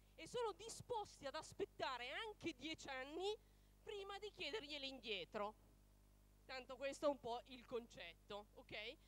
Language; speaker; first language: Italian; native; Italian